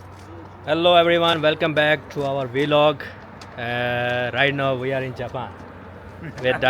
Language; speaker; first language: English; non-native, local second language; Urdu